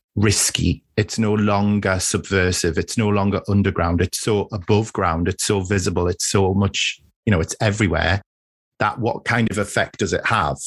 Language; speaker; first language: English; native; English